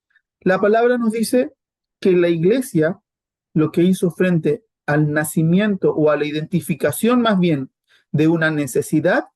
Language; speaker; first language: Spanish; native; Spanish